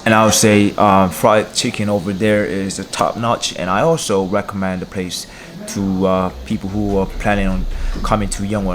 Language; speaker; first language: English; non-native, learner; Korean